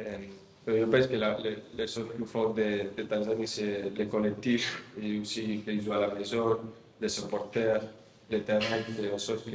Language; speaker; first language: French; non-native, learner; Spanish